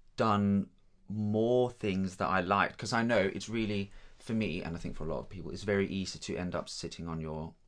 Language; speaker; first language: English; non-native, fluent; Danish